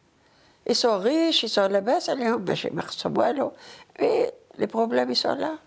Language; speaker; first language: French; non-native, learner; Arabic